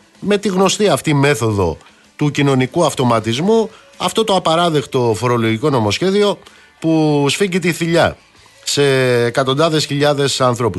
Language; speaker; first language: Greek; native; Greek